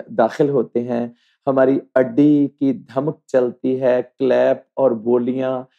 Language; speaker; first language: Hindi; native; Hindi